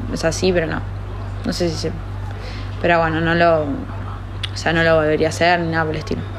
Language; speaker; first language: Spanish; native; Spanish